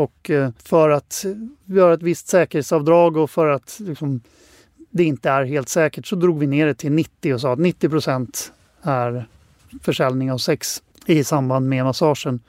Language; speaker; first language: Swedish; native; Swedish